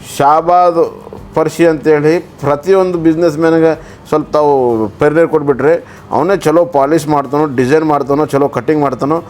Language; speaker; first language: Kannada; non-native, local second language; Lambadi